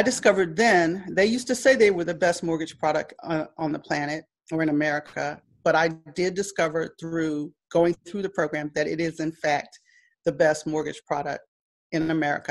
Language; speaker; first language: English; native; English